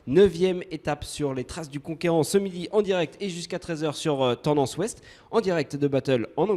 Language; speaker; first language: French; native; French